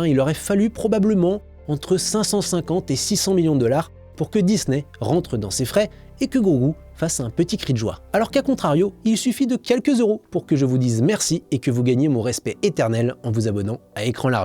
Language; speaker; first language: French; native; French